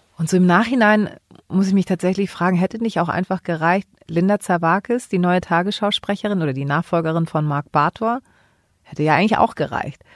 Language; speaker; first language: German; early bilingual, other home language; Greek